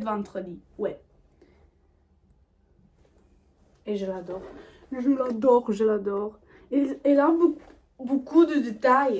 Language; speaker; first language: French; non-native, learner; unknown